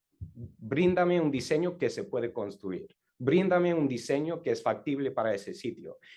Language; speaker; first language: Spanish; non-native, learner; English